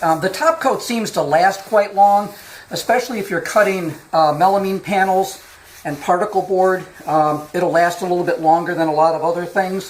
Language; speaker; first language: English; native; English